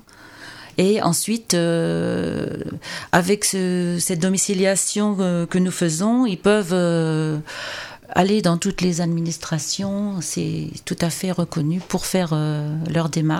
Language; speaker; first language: French; native; French